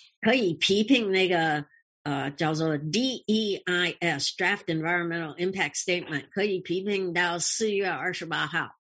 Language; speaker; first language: Chinese; early bilingual, heritage; English